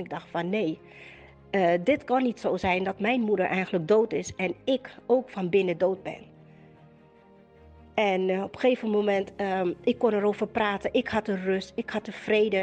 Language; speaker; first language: Dutch; native; Dutch